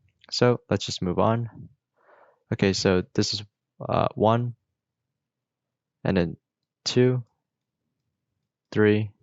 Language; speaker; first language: English; native; English